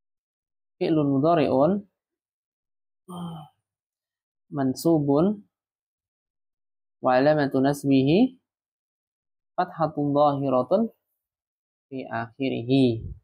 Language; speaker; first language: Arabic; non-native, fluent; Indonesian